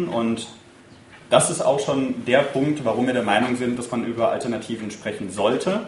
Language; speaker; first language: German; native; German